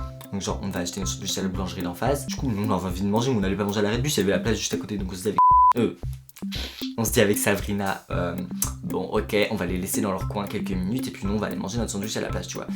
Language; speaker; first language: French; native; French